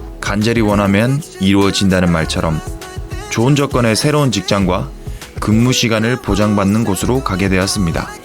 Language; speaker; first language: Korean; native; Korean